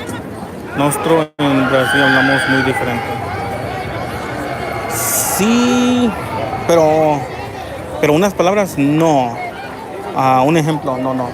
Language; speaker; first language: Spanish; early bilingual, heritage; Spanish